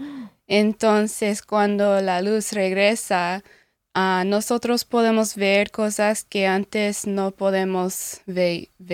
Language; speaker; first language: Spanish; non-native, learner; English